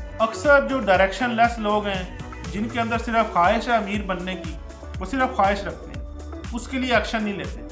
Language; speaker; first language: Urdu; non-native, local second language; Punjabi